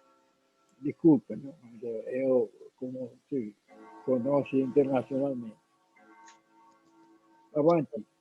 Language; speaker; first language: Portuguese; non-native, fluent; Spanish